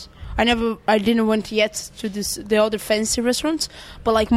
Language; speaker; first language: English; non-native, fluent; Italian